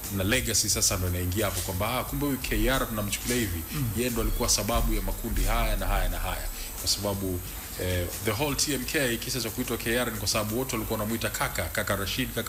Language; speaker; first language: Swahili; native; Swahili